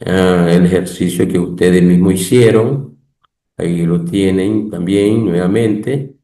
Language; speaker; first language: Spanish; non-native, local second language; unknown